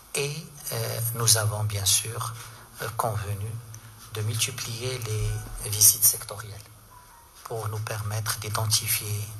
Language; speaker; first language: French; non-native, local second language; Arabic